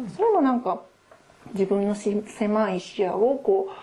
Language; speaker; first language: Japanese; native; Japanese